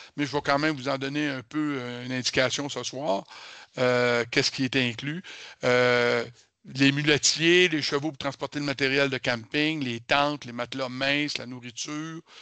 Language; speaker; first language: French; native; French